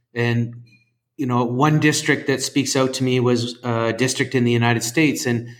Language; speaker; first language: English; native; English